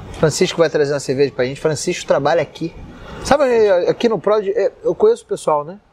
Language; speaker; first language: Portuguese; native; Portuguese